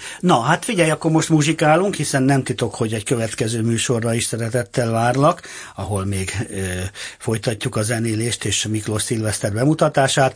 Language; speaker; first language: Hungarian; native; Hungarian